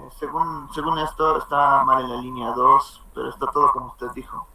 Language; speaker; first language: Spanish; native; Spanish